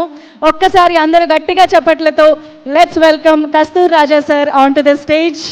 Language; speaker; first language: Telugu; native; Telugu